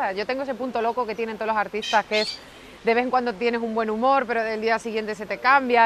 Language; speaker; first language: Spanish; native; Spanish